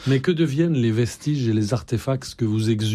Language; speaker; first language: French; native; French